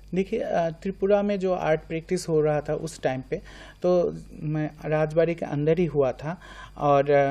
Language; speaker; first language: Hindi; non-native, local second language; Bangla